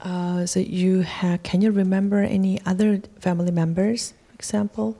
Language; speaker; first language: English; non-native, fluent; Korean